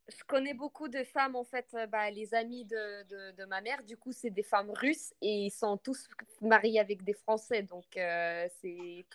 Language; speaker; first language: French; non-native, fluent; Russian